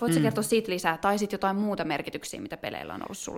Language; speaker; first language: Finnish; native; Finnish